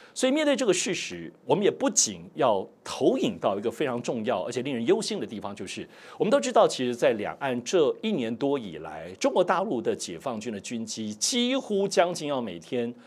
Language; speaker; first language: Chinese; native; Chinese